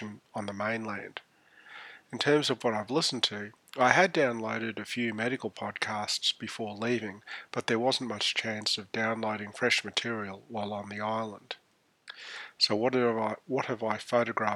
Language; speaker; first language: English; native; English